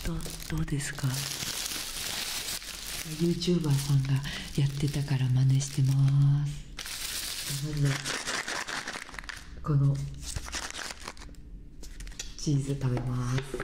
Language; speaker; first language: Japanese; native; Japanese